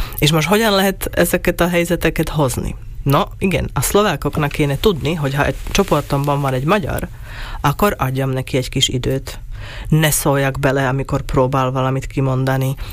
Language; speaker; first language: Hungarian; non-native, local second language; Slovak